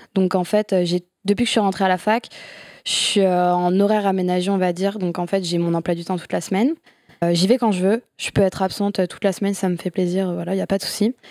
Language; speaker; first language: French; native; French